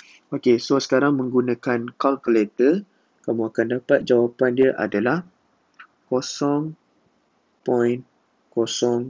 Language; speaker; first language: Malay; native; Malay